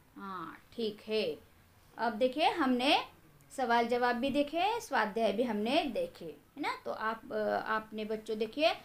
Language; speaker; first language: Hindi; non-native, local second language; Marathi